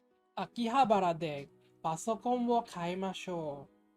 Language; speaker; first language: Japanese; non-native, learner; English